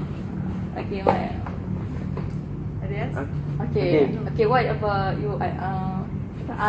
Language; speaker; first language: English; non-native, learner; Malay